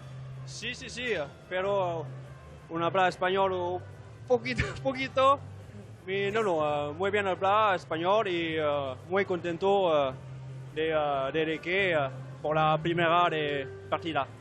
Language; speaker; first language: Spanish; non-native, learner; French